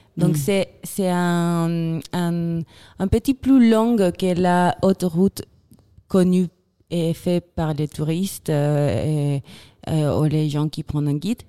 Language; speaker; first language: French; non-native, fluent; Spanish